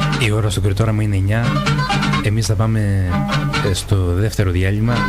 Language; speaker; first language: Greek; native; Greek